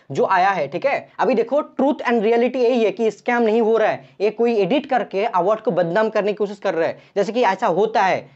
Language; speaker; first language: Hindi; non-native, local second language; Bangla